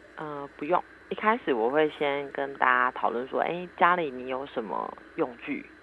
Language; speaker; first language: Chinese; native; Chinese